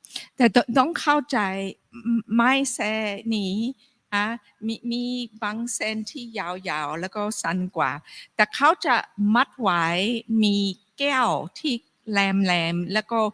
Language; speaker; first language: Thai; non-native, fluent; English